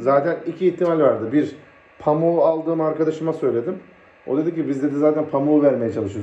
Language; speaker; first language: Turkish; native; Turkish